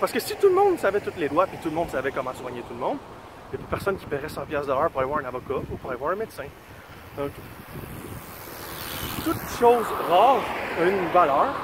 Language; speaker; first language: French; native; French